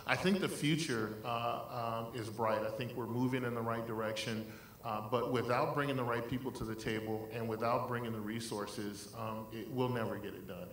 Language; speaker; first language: English; native; English